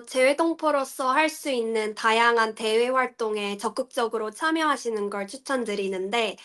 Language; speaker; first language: Korean; early bilingual, heritage; Korean